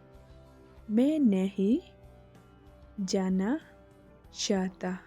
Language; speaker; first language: Hindi; non-native, local second language; Khasi